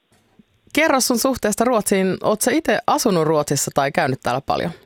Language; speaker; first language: Finnish; native; Finnish